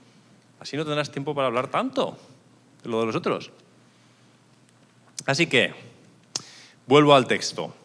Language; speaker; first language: Spanish; native; Spanish